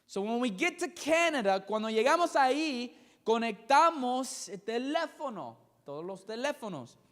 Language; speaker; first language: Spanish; non-native, learner; English